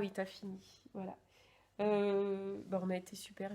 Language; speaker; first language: French; native; French